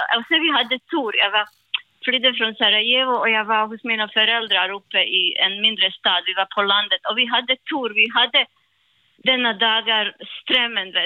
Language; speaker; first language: Swedish; non-native, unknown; Bosnian